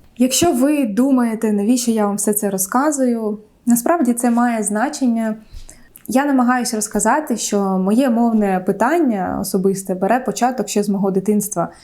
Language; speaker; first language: Ukrainian; non-native, local second language; Russian